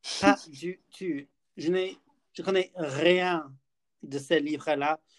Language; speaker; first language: French; non-native, learner; English